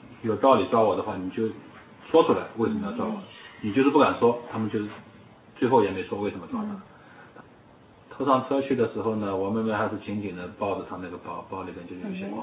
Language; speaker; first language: Chinese; native; Chinese